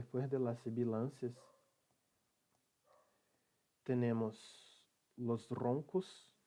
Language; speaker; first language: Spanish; non-native, learner; Portuguese